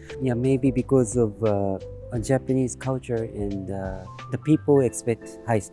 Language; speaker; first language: English; non-native, learner; Japanese